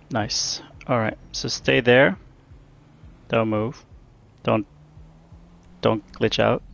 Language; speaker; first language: English; native; English